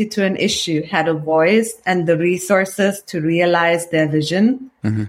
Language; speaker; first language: English; non-native, fluent; German